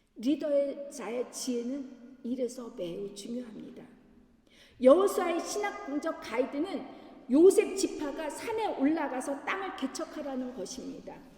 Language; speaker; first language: Korean; native; Korean